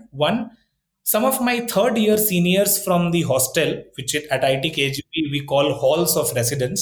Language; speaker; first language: English; non-native, local second language; Hindi